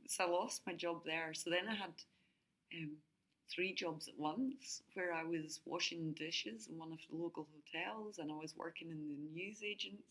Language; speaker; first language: English; native; English